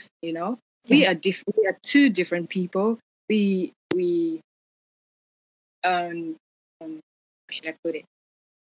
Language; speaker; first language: English; non-native, local second language; Acoli